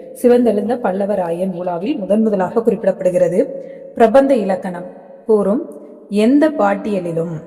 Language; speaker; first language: Tamil; native; Tamil